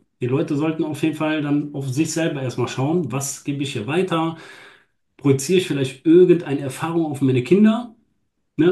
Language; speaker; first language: German; native; German